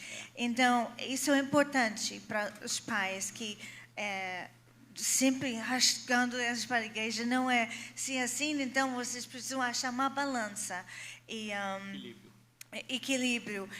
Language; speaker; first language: Portuguese; non-native, fluent; English